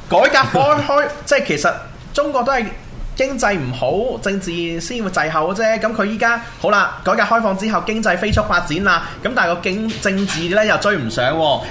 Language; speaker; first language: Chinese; non-native, local second language; Cantonese